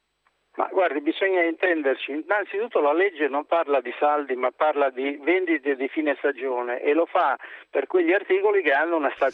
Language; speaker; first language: Italian; native; Italian